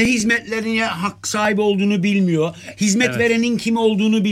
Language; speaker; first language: Turkish; native; Turkish